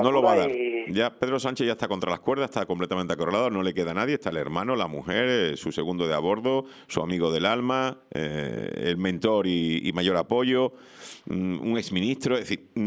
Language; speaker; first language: Spanish; native; Spanish